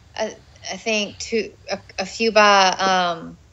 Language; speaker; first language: English; native; English